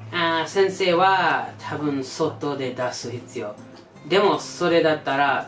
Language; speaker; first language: Japanese; non-native, learner; English